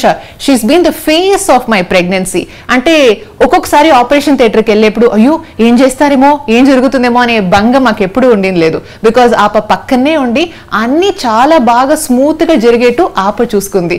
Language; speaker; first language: Telugu; native; Telugu